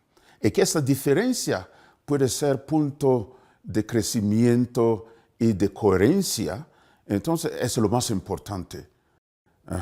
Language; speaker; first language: Spanish; non-native, fluent; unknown